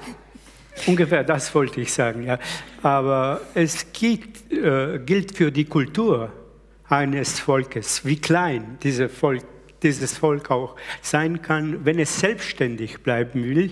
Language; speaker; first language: German; early bilingual, other home language; Slovenian